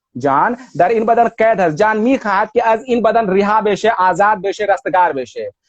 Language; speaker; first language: Persian; non-native, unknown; Hindi